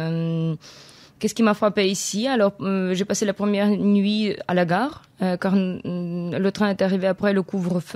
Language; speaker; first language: French; non-native, fluent; Ukrainian